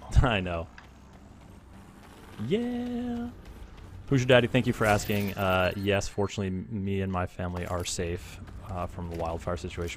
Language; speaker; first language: English; native; English